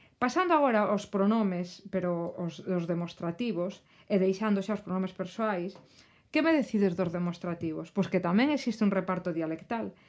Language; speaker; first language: Galician; native; Galician